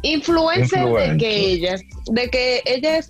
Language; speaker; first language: Spanish; native; Spanish